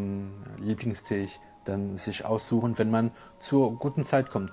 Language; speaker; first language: German; non-native, local second language; French